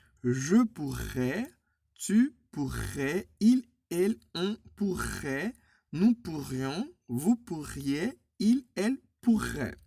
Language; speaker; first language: French; non-native, fluent; Spanish